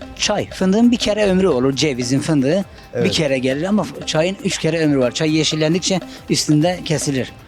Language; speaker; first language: Turkish; native; Turkish